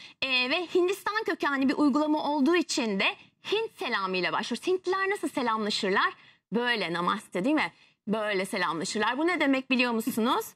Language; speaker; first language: Turkish; native; Turkish